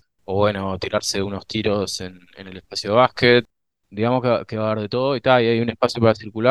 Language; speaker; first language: Spanish; native; Spanish